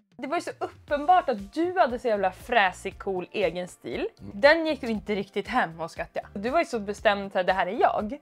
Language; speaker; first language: Swedish; native; Swedish